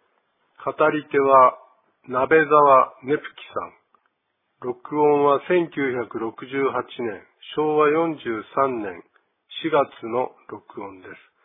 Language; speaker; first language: Japanese; native; Japanese